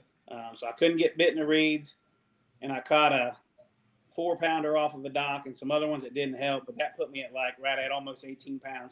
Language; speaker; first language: English; native; English